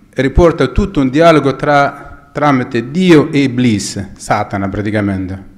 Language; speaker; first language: Italian; non-native, fluent; Arabic